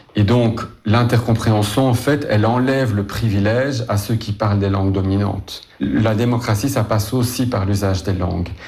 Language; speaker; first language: French; native; French